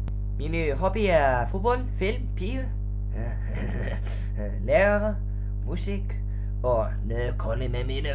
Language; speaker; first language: Danish; non-native, learner; Icelandic